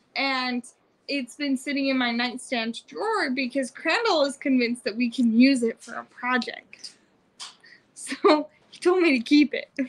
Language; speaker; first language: English; native; English